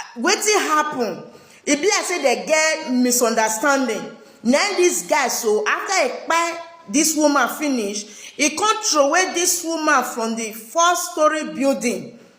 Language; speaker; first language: Nigerian Pidgin; native; Nigerian Pidgin